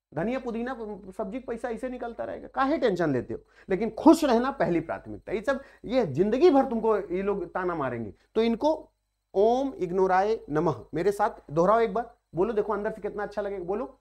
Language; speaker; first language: Hindi; native; Hindi